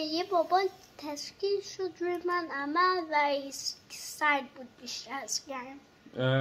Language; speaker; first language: Persian; early bilingual, heritage; Persian